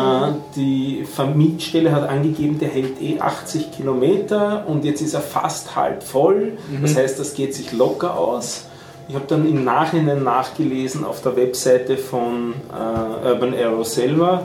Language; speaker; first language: German; native; German